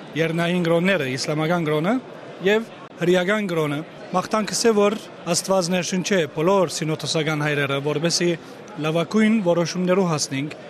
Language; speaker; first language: Armenian; native; Armenian